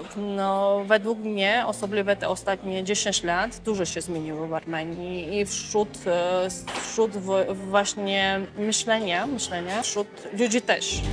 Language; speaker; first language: Polish; non-native, fluent; Armenian